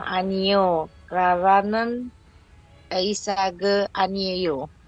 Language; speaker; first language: Korean; non-native, learner; Indonesian